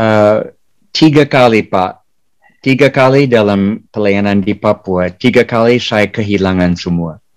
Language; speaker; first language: Indonesian; non-native, fluent; English